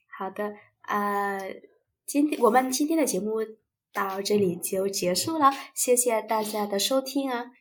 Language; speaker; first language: Chinese; non-native, fluent; Vietnamese